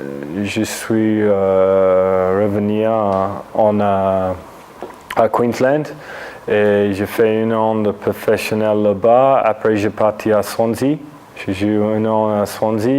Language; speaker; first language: French; non-native, fluent; English